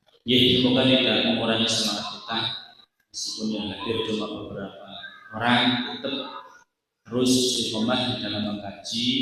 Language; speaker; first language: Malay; non-native, local second language; Javanese